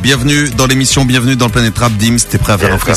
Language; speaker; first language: French; native; French